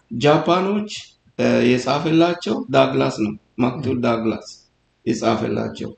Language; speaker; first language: Amharic; non-native, local second language; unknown